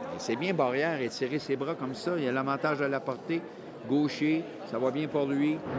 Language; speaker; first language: French; native; French